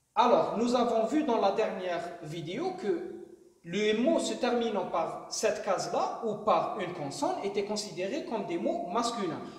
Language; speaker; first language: French; non-native, local second language; Arabic